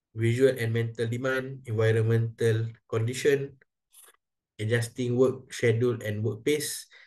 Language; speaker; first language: English; non-native, local second language; Malay